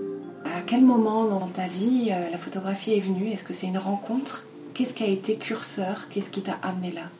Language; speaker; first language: French; native; French